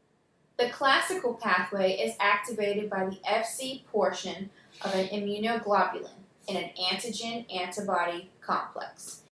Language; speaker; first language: English; native; English